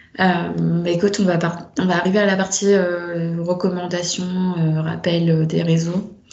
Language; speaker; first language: French; native; French